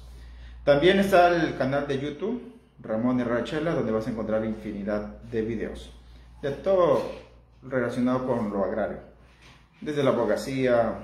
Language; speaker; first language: Spanish; native; Spanish